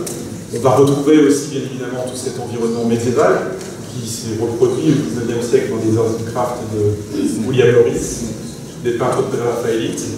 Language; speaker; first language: French; native; French